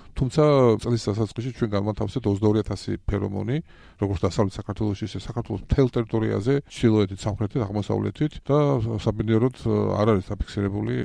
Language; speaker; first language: Georgian; native; Georgian